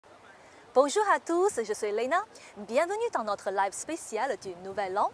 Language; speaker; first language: French; non-native, fluent; Chinese